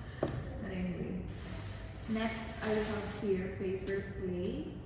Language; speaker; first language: English; non-native, local second language; Filipino